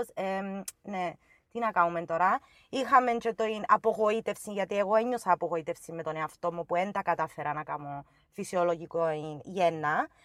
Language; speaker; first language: Greek; native; Greek